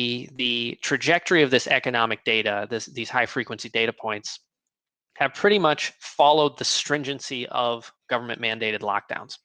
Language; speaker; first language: English; native; English